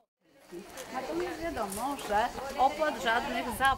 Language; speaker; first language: Polish; native; Polish